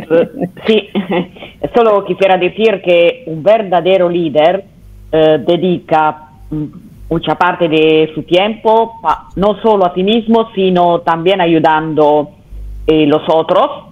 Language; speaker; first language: Spanish; non-native, fluent; Italian